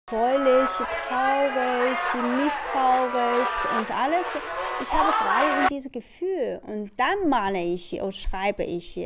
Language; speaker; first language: German; non-native, learner; Chinese